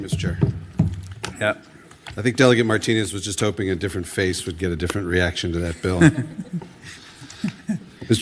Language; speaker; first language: English; native; English